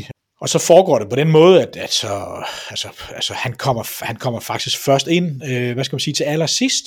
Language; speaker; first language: Danish; native; Danish